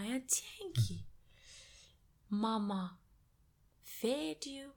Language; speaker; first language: Russian; non-native, learner; English